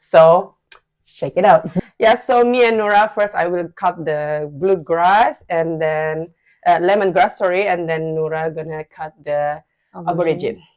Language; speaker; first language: English; non-native, learner; Indonesian